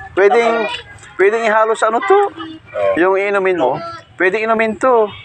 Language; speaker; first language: Filipino; non-native, local second language; Cebuano